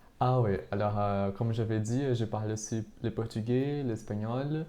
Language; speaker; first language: French; non-native, fluent; Portuguese